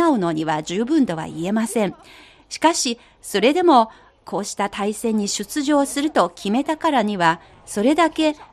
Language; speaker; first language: Japanese; non-native, fluent; Chinese